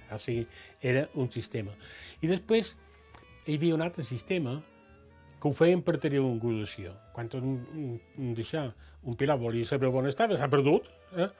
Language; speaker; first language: Catalan; native; Catalan